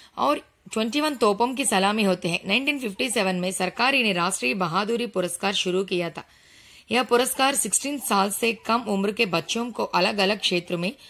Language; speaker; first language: Hindi; non-native, local second language; Telugu